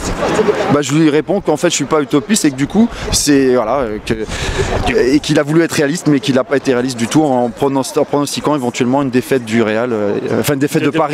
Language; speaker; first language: French; native; French